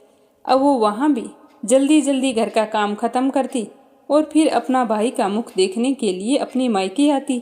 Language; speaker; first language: Hindi; native; Hindi